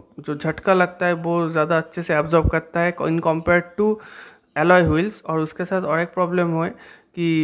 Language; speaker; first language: Hindi; non-native, local second language; Bangla